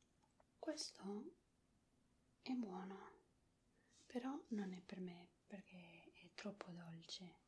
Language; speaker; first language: Italian; non-native, learner; Spanish